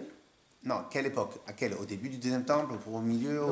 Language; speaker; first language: French; native; French